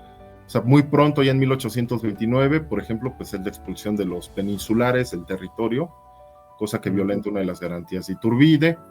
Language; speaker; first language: Spanish; native; Spanish